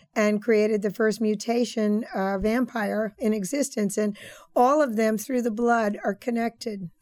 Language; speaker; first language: English; native; English